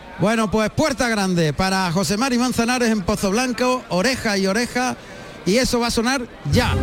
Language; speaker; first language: Spanish; native; Spanish